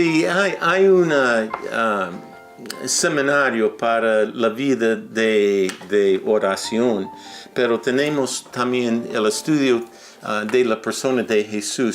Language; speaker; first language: Spanish; non-native, fluent; English